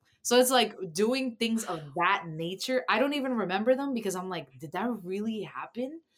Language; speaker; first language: English; early bilingual, other home language; Spanish